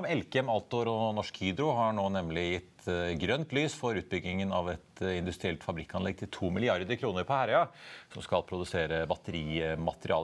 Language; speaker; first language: Norwegian; native; Norwegian